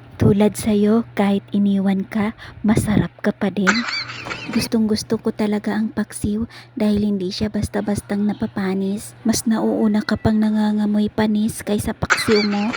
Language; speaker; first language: Filipino; non-native, local second language; Cebuano